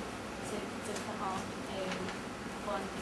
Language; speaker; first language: French; non-native, learner; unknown